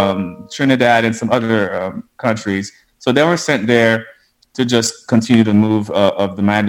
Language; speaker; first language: English; non-native, fluent; Haitian Creole